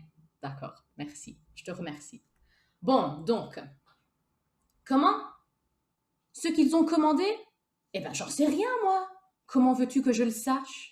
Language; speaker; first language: French; native; French